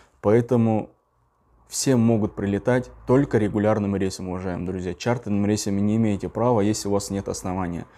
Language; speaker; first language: Russian; non-native, local second language; Uzbek